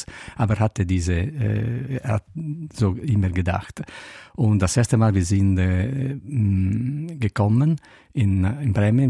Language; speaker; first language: German; non-native, learner; Italian